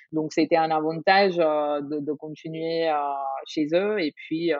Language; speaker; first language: French; non-native, fluent; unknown